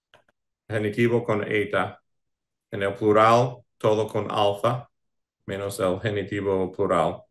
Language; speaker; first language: Spanish; non-native, fluent; English